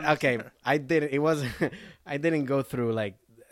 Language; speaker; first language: English; early bilingual, other home language; Spanish